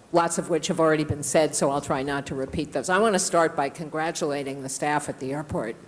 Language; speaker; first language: English; native; English